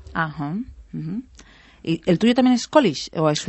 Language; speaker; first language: Spanish; native; Spanish